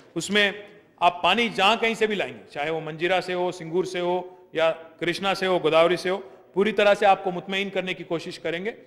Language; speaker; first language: Hindi; non-native, local second language; Telugu